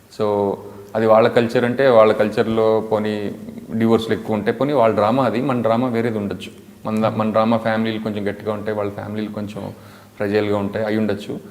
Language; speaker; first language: Telugu; native; Telugu